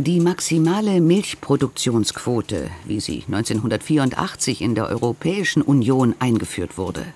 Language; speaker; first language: German; native; German